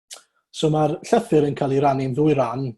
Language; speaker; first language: Welsh; native; Welsh